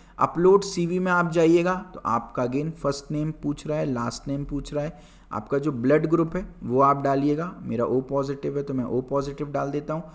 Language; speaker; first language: Hindi; native; Hindi